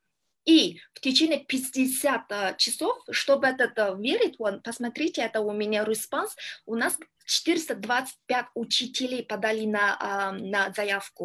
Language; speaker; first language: Russian; non-native, learner; Kyrgyz